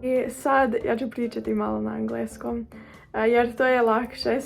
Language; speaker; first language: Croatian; non-native, learner; English